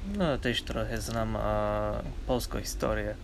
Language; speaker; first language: Polish; non-native, learner; Turkish